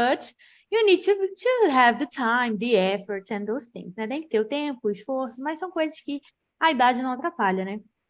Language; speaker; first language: Portuguese; native; Portuguese